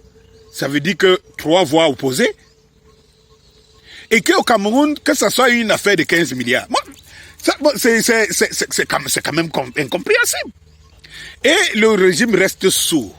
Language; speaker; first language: French; native; French